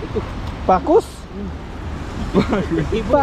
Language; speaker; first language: Indonesian; non-native, learner; Filipino